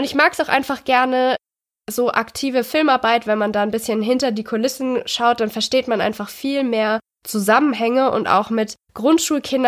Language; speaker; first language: German; native; German